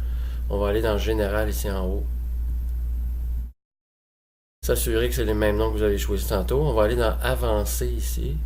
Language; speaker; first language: French; native; French